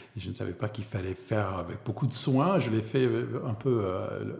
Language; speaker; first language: French; non-native, fluent; English